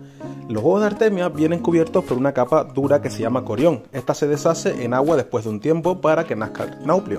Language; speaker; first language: Spanish; native; Spanish